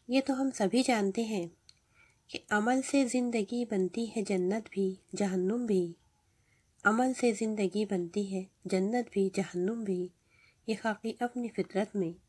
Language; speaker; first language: Urdu; native; Urdu